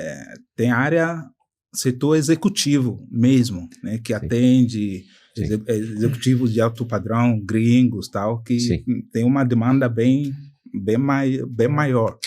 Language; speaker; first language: Portuguese; non-native, fluent; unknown